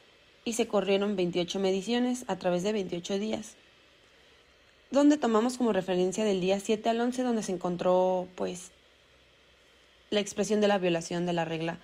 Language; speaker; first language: Spanish; native; Spanish